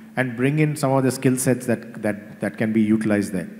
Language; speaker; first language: English; non-native, local second language; Tamil